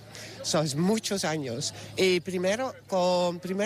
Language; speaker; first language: Spanish; non-native, learner; Dutch